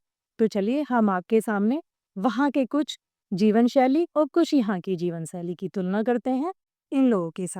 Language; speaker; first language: Hindi; native; Hindi